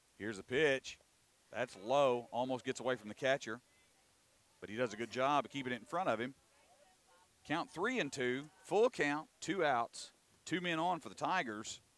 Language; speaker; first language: English; native; English